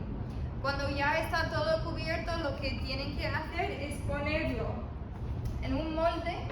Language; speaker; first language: Spanish; early bilingual, heritage; Spanish